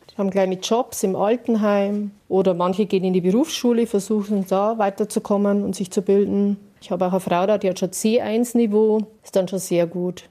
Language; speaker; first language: German; native; German